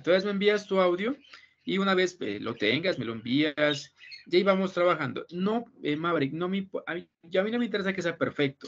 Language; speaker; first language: Spanish; native; Spanish